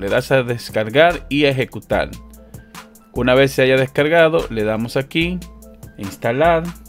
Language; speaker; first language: Spanish; native; Spanish